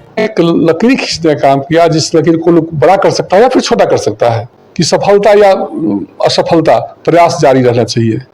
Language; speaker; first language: Hindi; native; Hindi